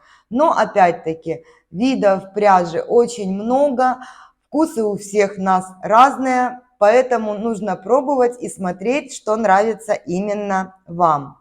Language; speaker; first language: Russian; native; Russian